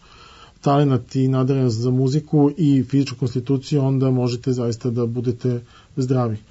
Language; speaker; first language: Serbian; native; Serbian